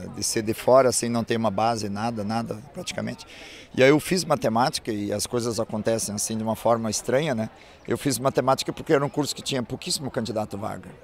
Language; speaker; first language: Portuguese; native; Portuguese